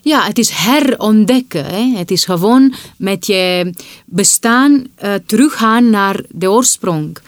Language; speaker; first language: Dutch; non-native, fluent; Romanian